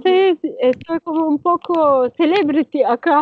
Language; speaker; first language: Spanish; non-native, learner; Turkish